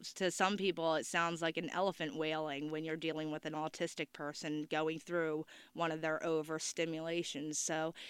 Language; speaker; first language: English; native; English